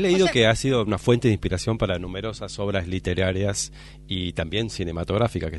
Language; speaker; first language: Spanish; native; Spanish